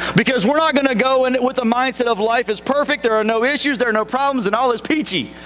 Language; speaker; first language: English; native; English